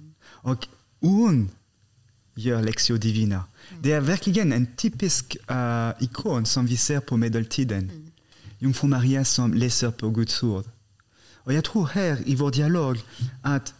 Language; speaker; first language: Swedish; non-native, fluent; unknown